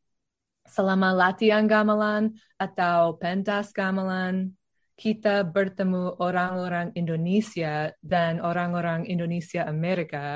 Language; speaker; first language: Indonesian; non-native, learner; English